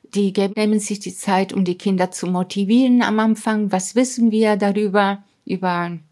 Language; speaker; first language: German; non-native, fluent; Spanish